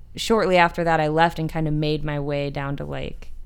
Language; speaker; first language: English; native; English